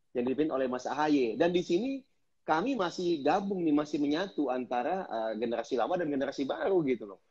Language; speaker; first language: Indonesian; native; Indonesian